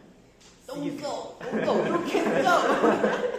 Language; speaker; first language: English; non-native, learner; Chinese